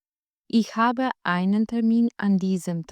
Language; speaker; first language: German; non-native, fluent; Albanian